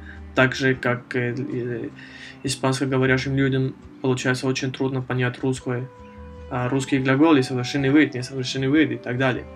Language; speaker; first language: Russian; non-native, fluent; Spanish